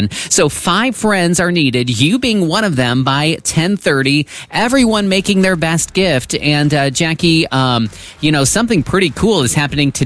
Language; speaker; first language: English; native; English